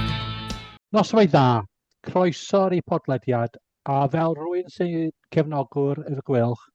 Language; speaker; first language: Welsh; non-native, fluent; English